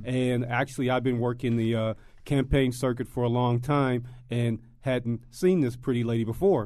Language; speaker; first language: English; native; English